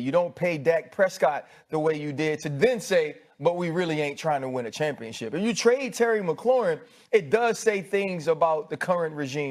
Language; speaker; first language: English; native; English